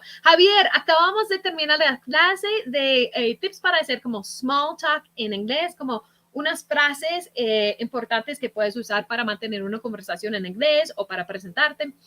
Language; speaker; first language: Spanish; non-native, fluent; English